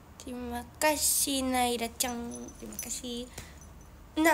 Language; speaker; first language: Indonesian; non-native, learner; Japanese